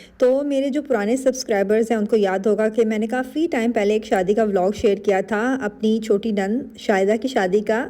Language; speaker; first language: Urdu; native; Urdu